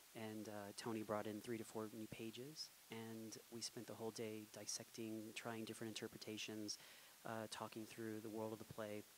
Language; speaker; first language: English; native; English